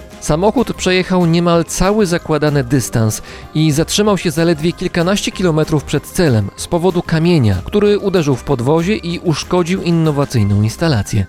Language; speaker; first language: Polish; native; Polish